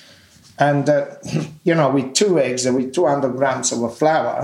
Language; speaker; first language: English; non-native, fluent; Italian